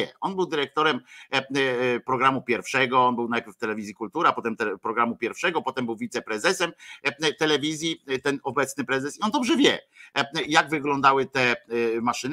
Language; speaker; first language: Polish; native; Polish